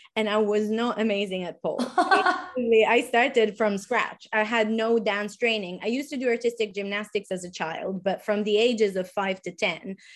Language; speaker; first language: English; non-native, fluent; Italian